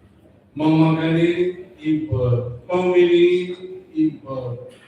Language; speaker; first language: Indonesian; non-native, fluent; German